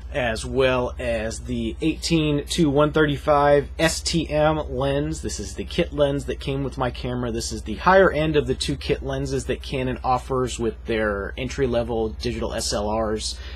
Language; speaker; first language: English; native; English